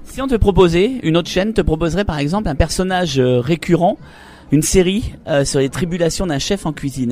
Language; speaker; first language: French; native; French